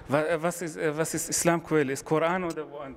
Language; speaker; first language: German; non-native, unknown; Persian